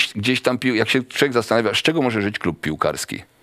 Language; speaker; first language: Polish; native; Polish